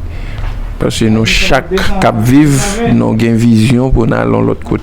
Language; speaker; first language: French; non-native, learner; Haitian Creole